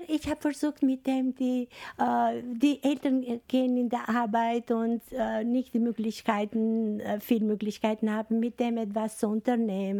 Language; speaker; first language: German; non-native, fluent; Albanian